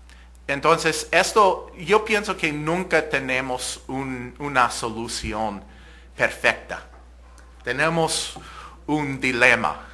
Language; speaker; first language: Spanish; non-native, fluent; English